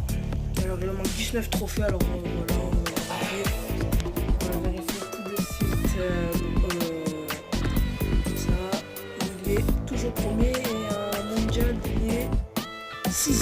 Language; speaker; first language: French; native; French